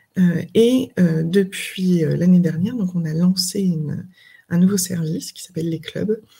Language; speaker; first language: French; native; French